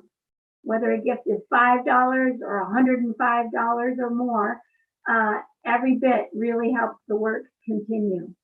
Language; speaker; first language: English; native; English